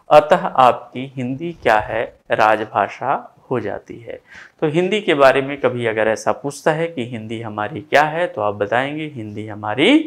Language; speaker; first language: Hindi; native; Hindi